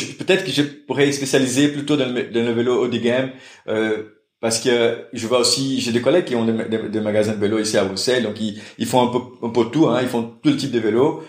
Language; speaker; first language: French; non-native, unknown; Portuguese